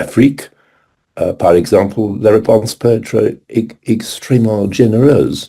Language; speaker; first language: French; non-native, fluent; English